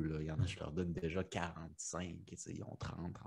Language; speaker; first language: French; early bilingual, other home language; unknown